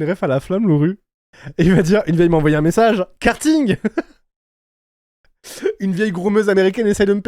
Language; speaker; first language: French; native; French